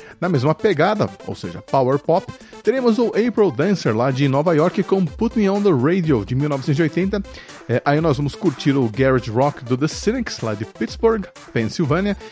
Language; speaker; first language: Portuguese; native; Portuguese